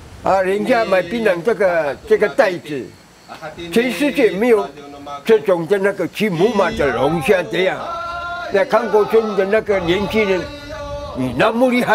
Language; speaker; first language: Chinese; non-native, local second language; Amis